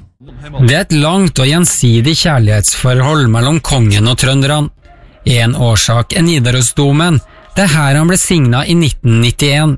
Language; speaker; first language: Norwegian; native; Norwegian